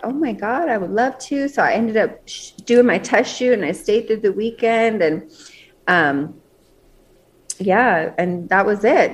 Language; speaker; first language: English; native; English